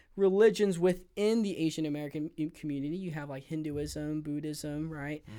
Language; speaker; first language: English; native; English